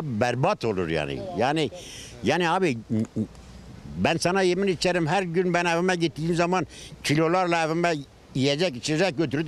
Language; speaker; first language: Turkish; native; Turkish